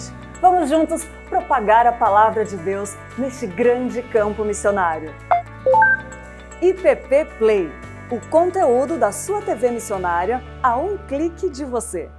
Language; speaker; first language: Portuguese; native; Portuguese